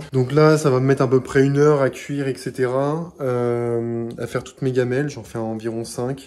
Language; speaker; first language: French; native; French